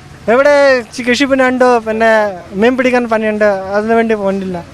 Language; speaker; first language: Malayalam; non-native, learner; Bangla